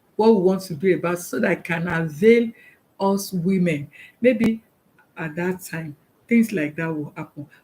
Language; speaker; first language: English; non-native, local second language; Yoruba